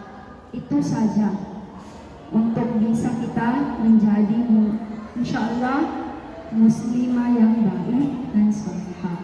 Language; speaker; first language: Indonesian; non-native, learner; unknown